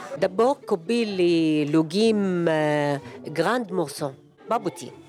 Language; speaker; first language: French; non-native, learner; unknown